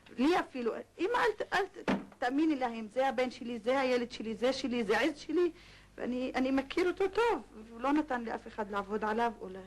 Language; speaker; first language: Hebrew; non-native, local second language; Arabic